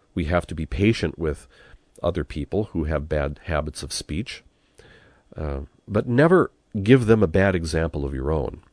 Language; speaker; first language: English; native; English